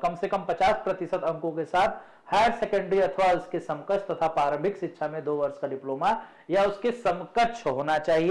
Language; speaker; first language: Hindi; native; Hindi